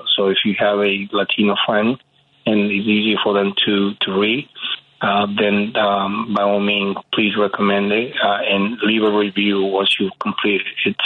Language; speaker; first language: English; early bilingual, other home language; Spanish